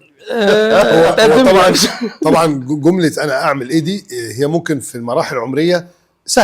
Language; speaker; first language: Arabic; native; Arabic